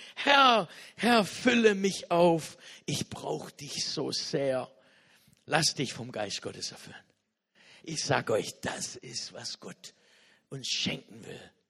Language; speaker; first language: German; non-native, fluent; English